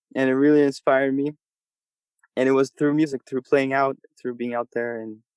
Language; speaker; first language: English; non-native, fluent; Portuguese